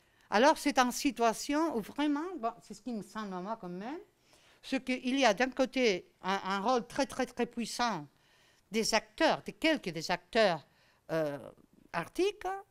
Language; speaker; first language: French; non-native, fluent; Spanish